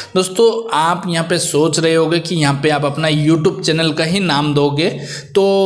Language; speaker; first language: Hindi; native; Hindi